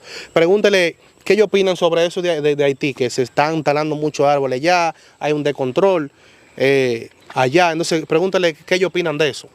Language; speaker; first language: Spanish; native; Spanish